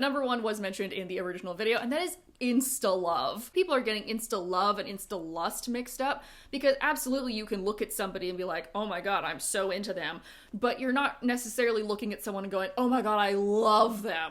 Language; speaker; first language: English; native; English